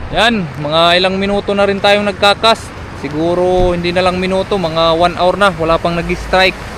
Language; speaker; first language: Filipino; non-native, local second language; Waray